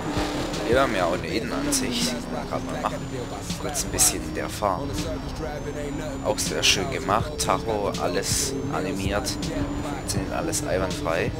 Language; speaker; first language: German; native; German